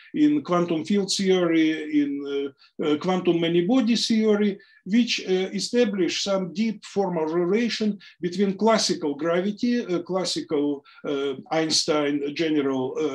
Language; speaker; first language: English; non-native, fluent; Russian